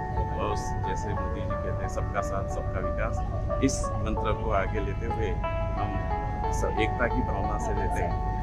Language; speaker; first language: Hindi; native; Hindi